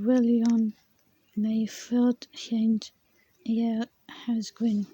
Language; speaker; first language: Welsh; non-native, learner; English